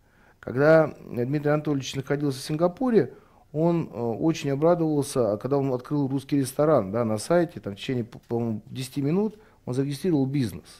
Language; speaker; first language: Russian; native; Russian